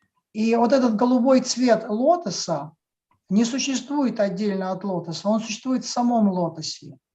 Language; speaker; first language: Russian; native; Russian